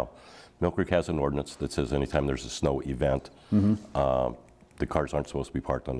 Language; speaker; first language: English; native; English